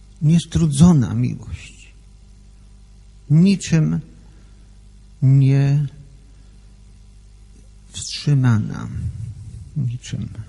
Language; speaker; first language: Polish; native; Polish